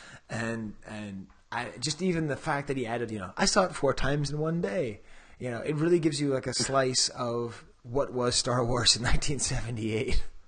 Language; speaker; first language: English; native; English